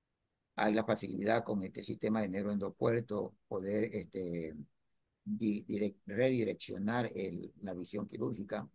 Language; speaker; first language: Spanish; native; Spanish